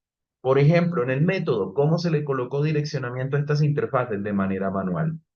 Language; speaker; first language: Spanish; native; Spanish